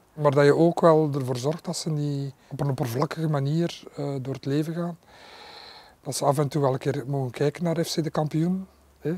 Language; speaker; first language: Dutch; early bilingual, other home language; Arabic